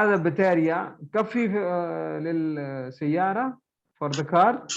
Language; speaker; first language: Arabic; non-native, learner; Urdu